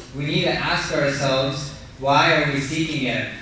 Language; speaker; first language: English; native; English